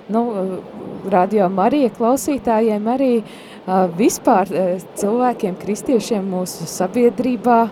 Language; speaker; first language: Latvian; native; Latvian